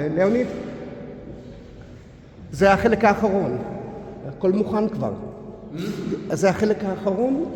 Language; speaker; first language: Hebrew; non-native, fluent; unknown